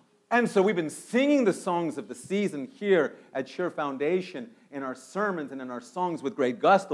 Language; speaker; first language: English; early bilingual, other home language; Spanish